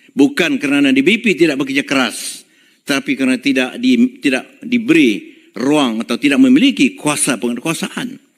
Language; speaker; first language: Malay; native; Malay